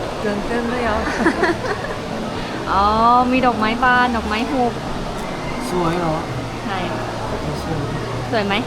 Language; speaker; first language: Thai; native; Thai